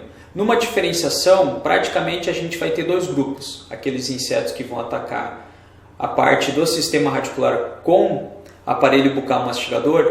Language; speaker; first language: Portuguese; native; Portuguese